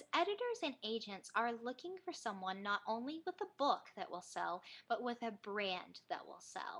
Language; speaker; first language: English; native; English